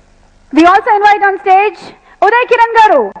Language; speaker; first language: Telugu; native; Telugu